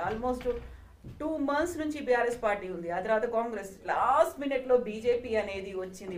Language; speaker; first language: Telugu; native; Telugu